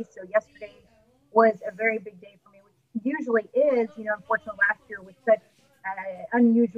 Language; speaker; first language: English; native; English